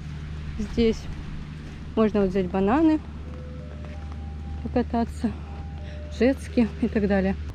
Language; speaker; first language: Russian; native; Russian